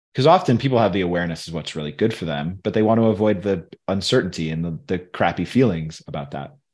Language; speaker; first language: English; native; English